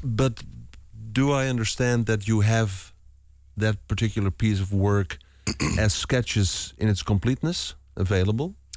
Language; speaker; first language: English; non-native, fluent; Dutch